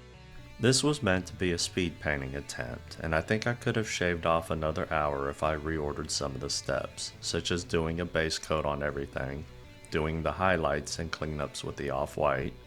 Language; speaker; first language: English; native; English